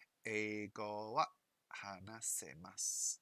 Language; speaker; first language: Japanese; non-native, learner; English